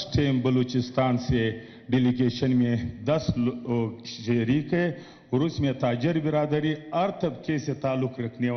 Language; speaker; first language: Hindi; non-native, local second language; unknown